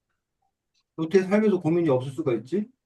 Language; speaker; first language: Korean; native; Korean